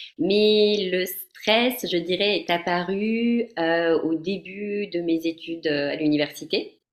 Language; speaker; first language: French; non-native, fluent; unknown